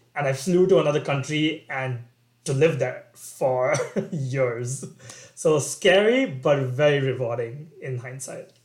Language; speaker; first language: English; non-native, local second language; Bangla